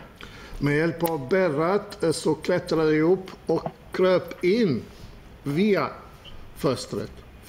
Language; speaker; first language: Swedish; non-native, fluent; Albanian